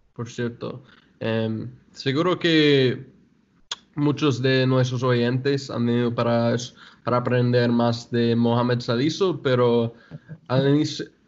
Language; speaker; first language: Spanish; non-native, fluent; English